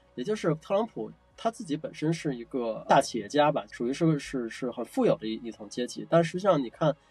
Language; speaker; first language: Chinese; native; Chinese